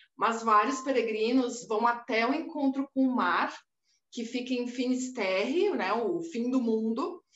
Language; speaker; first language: Portuguese; native; Portuguese